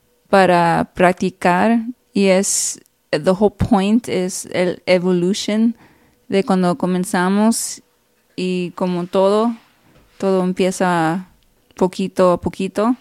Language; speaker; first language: Spanish; early bilingual, heritage; Spanish